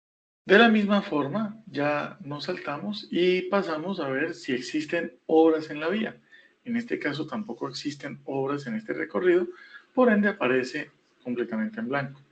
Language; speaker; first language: Spanish; native; Spanish